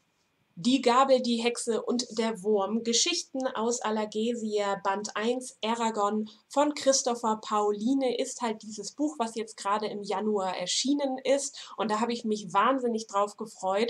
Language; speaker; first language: German; native; German